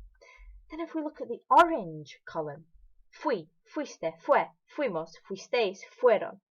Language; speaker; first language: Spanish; non-native, fluent; English